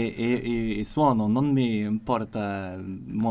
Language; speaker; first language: Italian; non-native, learner; German